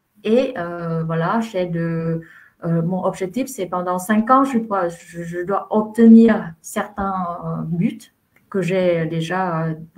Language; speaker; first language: French; non-native, fluent; Vietnamese